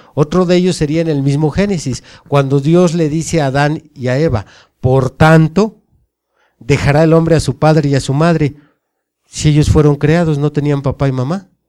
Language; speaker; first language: Spanish; native; Spanish